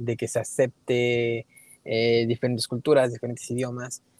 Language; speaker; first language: Spanish; early bilingual, heritage; Spanish